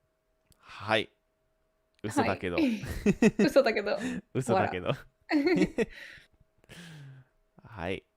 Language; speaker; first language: Japanese; native; Japanese